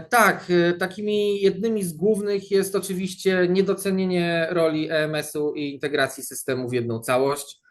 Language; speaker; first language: Polish; native; Polish